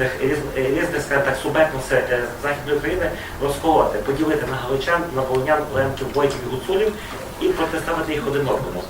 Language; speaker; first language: Ukrainian; native; Ukrainian